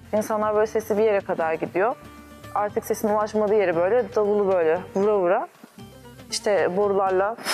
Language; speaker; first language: Turkish; early bilingual, heritage; Turkish